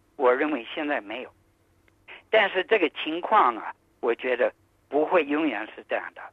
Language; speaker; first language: Chinese; non-native, fluent; English